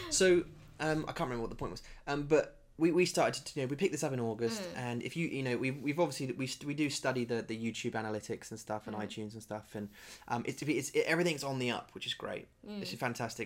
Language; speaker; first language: English; native; English